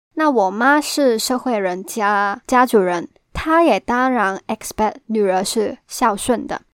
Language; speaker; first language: Chinese; non-native, local second language; Cantonese